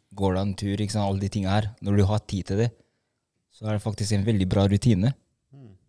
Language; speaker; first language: Norwegian; early bilingual, other home language; Albanian